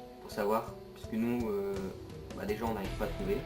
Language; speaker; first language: French; native; French